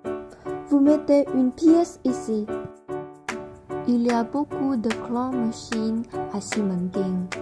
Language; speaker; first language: French; non-native, learner; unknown